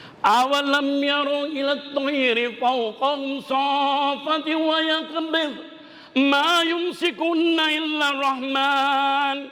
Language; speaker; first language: Malay; non-native, local second language; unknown